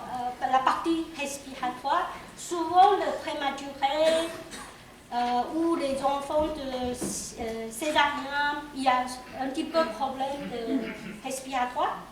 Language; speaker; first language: French; non-native, local second language; Chinese